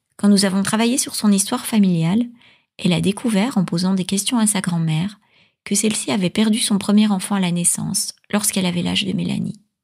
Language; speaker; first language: French; native; French